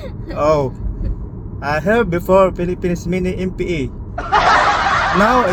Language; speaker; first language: English; non-native, learner; Nepali